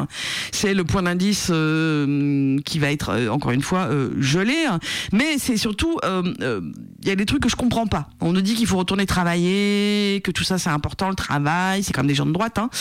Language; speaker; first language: French; native; French